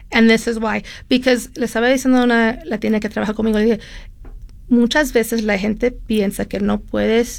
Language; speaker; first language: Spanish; early bilingual, heritage; Spanish